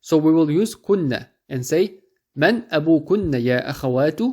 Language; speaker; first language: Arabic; non-native, fluent; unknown